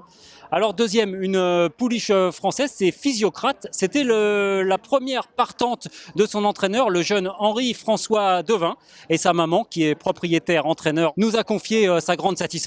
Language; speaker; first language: French; native; French